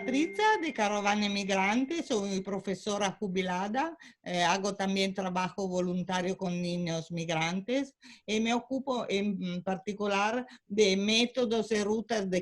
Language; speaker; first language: Spanish; non-native, fluent; Italian